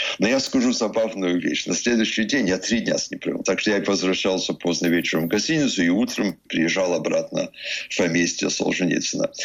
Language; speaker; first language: Russian; early bilingual, heritage; Russian